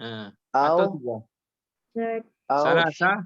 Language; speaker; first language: Indonesian; non-native, local second language; Malay